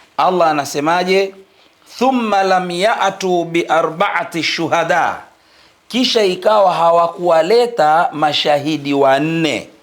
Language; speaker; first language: Swahili; native; Swahili